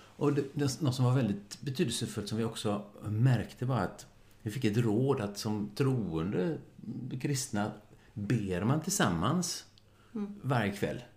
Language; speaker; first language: Swedish; non-native, fluent; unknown